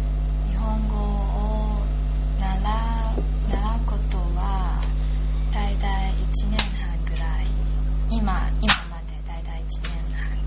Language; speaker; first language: Japanese; non-native, learner; Chinese